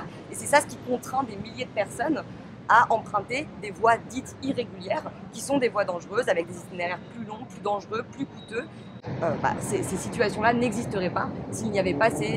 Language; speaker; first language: French; native; French